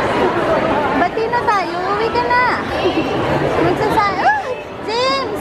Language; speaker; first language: Filipino; native; Filipino